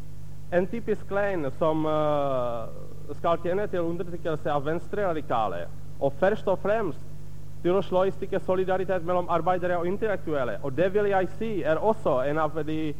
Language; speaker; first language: Norwegian; non-native, fluent; Czech